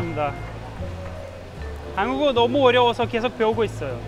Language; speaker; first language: Korean; non-native, fluent; Russian